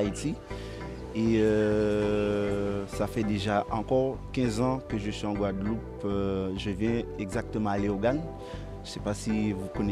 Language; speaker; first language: French; non-native, local second language; Haitian Creole